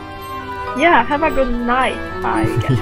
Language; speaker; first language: English; non-native, fluent; Italian